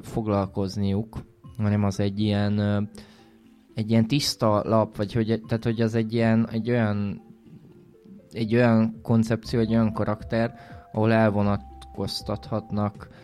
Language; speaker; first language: Hungarian; native; Hungarian